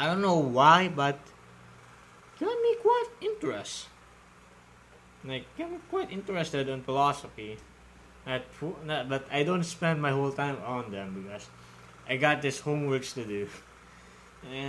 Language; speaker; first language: English; non-native, local second language; Filipino